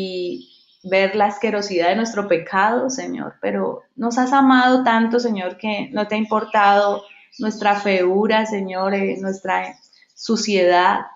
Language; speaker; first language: Spanish; native; Spanish